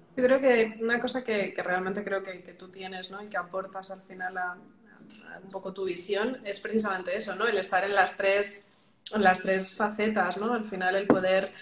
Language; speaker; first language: Spanish; native; Spanish